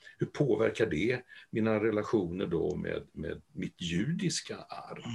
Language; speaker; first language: Swedish; native; Swedish